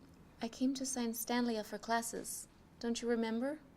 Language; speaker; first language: English; native; English